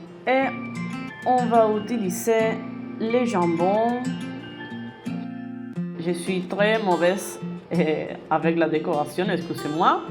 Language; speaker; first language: French; non-native, fluent; Spanish